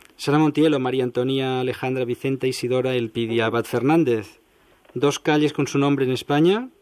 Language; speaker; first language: Spanish; non-native, local second language; Catalan